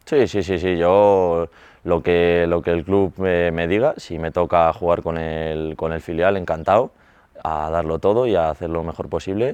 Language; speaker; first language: Spanish; native; Spanish